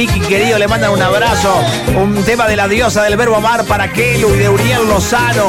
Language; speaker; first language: Spanish; native; Spanish